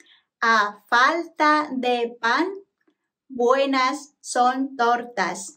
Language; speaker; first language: Spanish; non-native, learner; Japanese